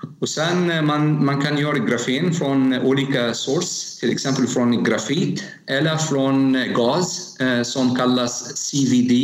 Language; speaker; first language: Swedish; non-native, learner; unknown